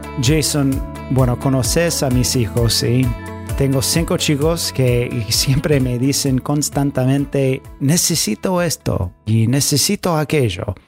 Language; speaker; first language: Spanish; non-native, fluent; English